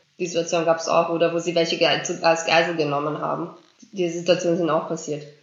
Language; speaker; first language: German; early bilingual, other home language; Bosnian